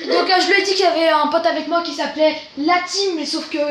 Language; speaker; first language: French; native; French